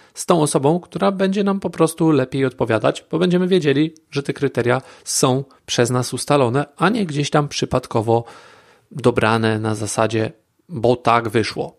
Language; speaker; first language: Polish; native; Polish